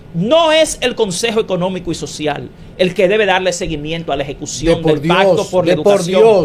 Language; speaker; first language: Spanish; native; Spanish